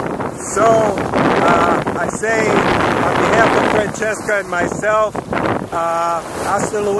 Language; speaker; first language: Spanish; non-native, learner; English